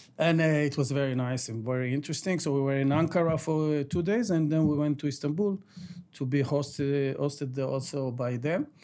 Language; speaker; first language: English; non-native, fluent; Ladino